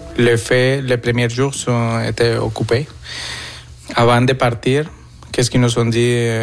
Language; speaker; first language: French; non-native, fluent; Spanish